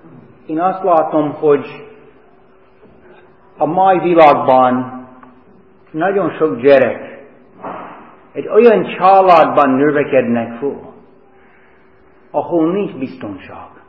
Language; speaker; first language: Hungarian; non-native, fluent; English